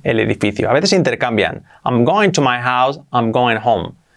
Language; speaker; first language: English; non-native, fluent; Spanish